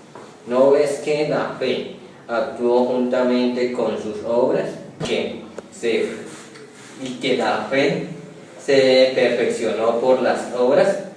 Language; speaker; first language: Spanish; native; Spanish